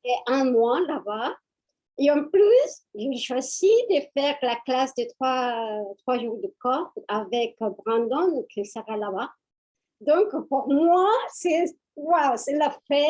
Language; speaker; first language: French; non-native, fluent; Spanish